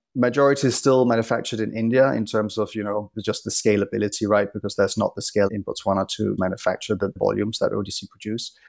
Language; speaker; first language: English; non-native, fluent; Danish